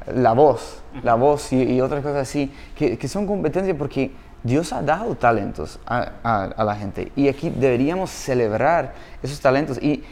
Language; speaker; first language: Spanish; non-native, fluent; English